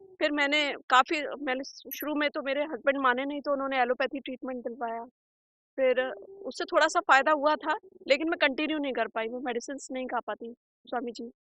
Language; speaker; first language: Hindi; native; Hindi